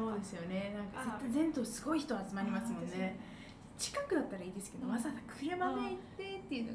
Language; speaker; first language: Japanese; native; Japanese